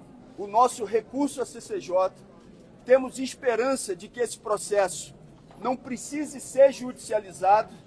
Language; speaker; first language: Portuguese; native; Portuguese